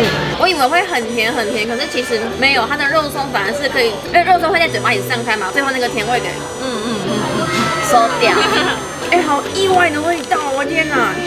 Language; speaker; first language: Chinese; native; Chinese